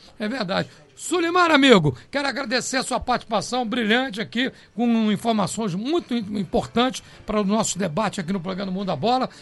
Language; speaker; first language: Portuguese; native; Portuguese